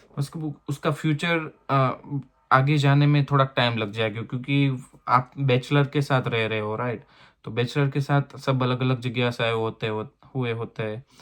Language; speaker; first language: Hindi; non-native, local second language; Gujarati